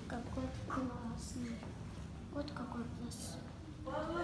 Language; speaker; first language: Russian; early bilingual, heritage; Russian